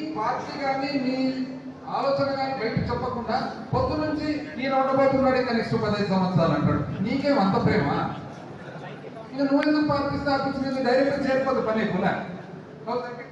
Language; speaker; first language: Telugu; native; Telugu